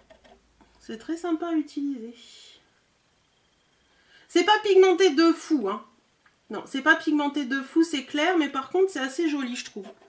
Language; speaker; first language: French; native; French